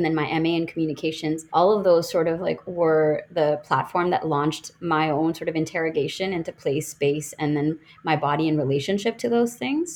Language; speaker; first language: English; non-native, local second language; Bangla